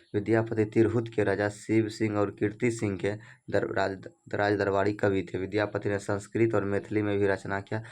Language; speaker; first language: Hindi; native; Hindi